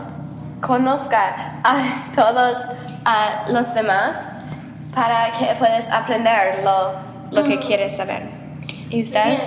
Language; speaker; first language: Spanish; non-native, learner; English